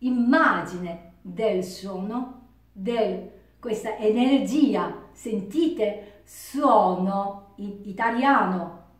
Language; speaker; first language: Italian; non-native, learner; Japanese